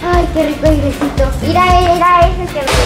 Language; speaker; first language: Spanish; native; Spanish